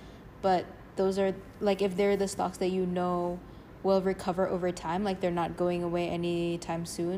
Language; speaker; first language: English; non-native, fluent; Indonesian